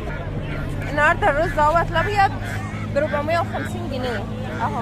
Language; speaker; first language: Arabic; native; Arabic